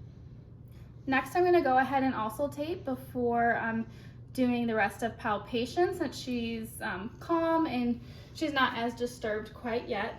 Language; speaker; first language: English; native; English